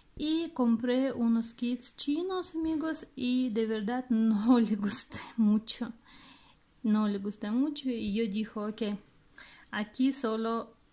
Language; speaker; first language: Spanish; non-native, fluent; Russian